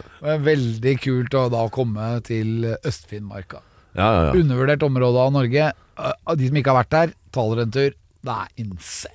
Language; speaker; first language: Norwegian; native; Norwegian